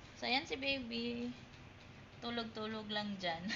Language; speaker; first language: Filipino; native; Filipino